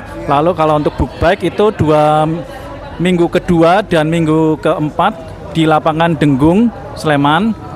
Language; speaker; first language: Indonesian; native; Indonesian